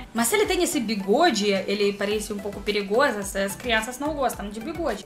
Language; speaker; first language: Portuguese; non-native, learner; Russian